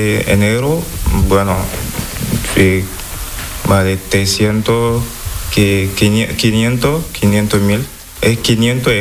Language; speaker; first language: Spanish; non-native, learner; Wolof